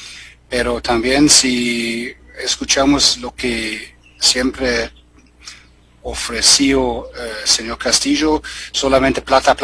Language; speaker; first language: Spanish; non-native, fluent; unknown